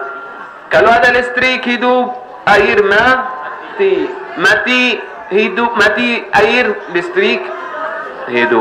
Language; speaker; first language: Indonesian; non-native, learner; Arabic